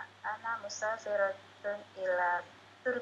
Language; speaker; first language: Arabic; non-native, learner; Indonesian